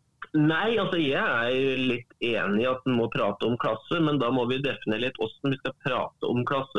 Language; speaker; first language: Norwegian; native; Norwegian